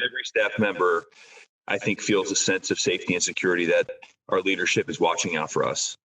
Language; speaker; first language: English; native; English